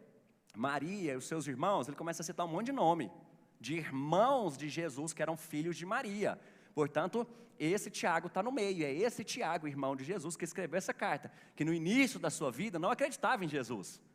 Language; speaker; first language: Portuguese; native; Portuguese